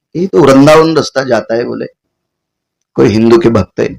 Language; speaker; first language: Hindi; non-native, local second language; Marathi